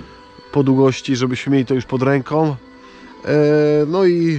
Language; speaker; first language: Polish; native; Polish